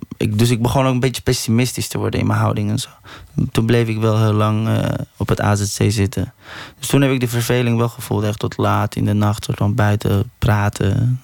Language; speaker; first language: Dutch; early bilingual, other home language; Persian